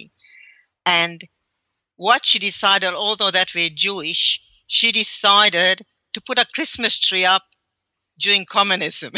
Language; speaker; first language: English; early bilingual, other home language; Hungarian